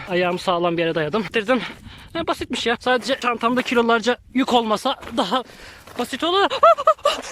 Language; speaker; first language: Turkish; native; Turkish